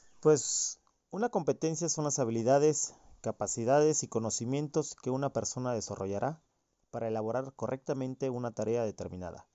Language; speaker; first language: Spanish; native; Spanish